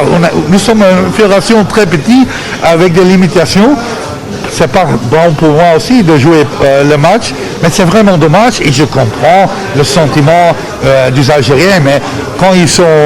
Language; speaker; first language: French; non-native, fluent; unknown